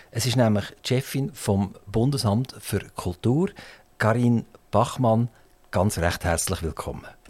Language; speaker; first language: German; native; German